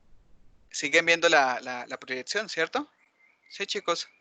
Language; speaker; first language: Spanish; native; Spanish